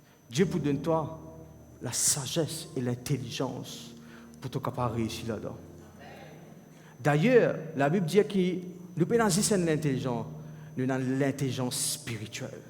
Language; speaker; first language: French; non-native, local second language; Morisyen